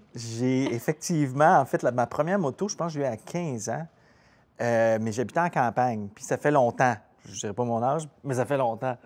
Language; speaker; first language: French; native; French